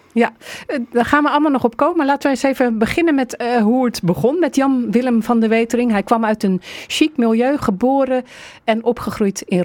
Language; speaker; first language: Dutch; native; Dutch